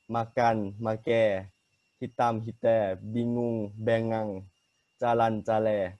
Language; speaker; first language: Indonesian; non-native, fluent; Thai